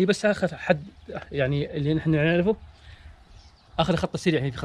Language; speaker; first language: Arabic; native; Arabic